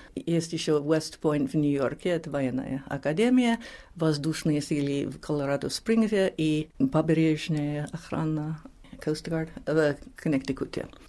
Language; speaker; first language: Russian; non-native, fluent; English